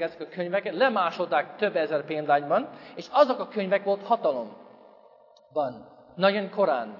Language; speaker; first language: Hungarian; non-native, fluent; English